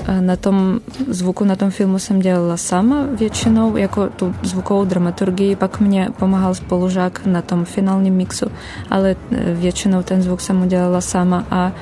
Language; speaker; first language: Czech; non-native, fluent; Russian